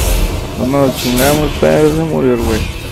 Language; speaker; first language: Spanish; native; Spanish